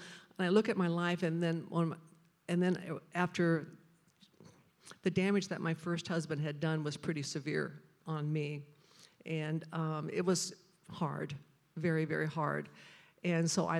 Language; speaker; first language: English; native; English